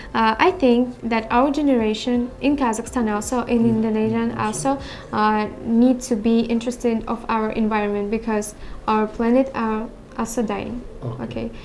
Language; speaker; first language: English; non-native, learner; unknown